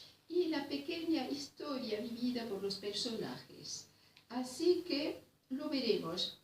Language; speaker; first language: Spanish; non-native, fluent; French